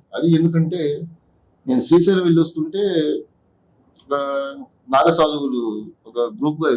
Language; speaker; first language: Telugu; native; Telugu